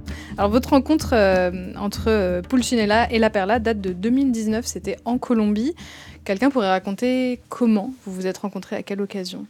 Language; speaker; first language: French; native; French